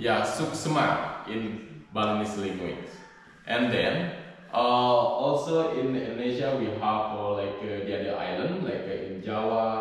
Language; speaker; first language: English; non-native, learner; Balinese